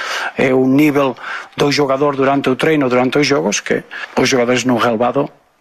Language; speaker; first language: Portuguese; non-native, fluent; Spanish